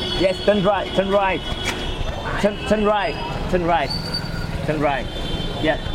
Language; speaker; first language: English; non-native, learner; Vietnamese